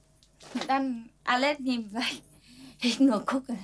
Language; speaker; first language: German; non-native, learner; Vietnamese